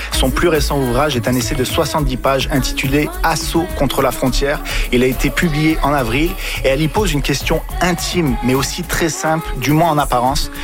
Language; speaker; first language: French; early bilingual, other home language; Arabic